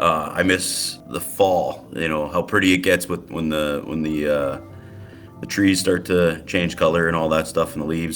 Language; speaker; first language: English; native; English